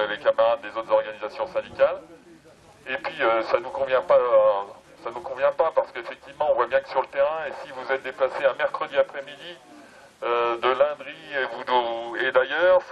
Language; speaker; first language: French; native; French